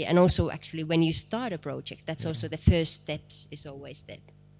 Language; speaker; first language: English; non-native, fluent; Finnish